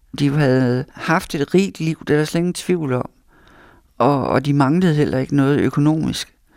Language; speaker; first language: Danish; native; Danish